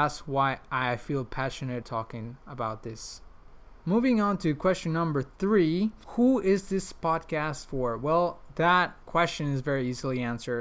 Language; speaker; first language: English; non-native, fluent; Spanish